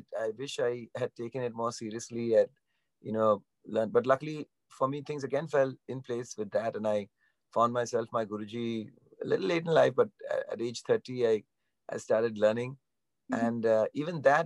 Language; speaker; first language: English; non-native, local second language; Bangla